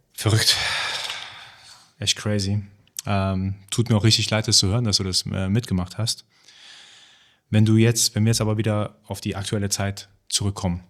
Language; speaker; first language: German; early bilingual, other home language; Persian